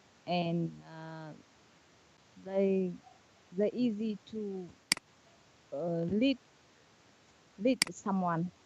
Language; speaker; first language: English; non-native, learner; Vietnamese